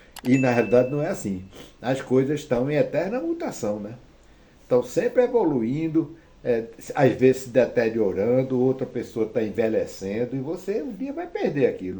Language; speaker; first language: Portuguese; native; Portuguese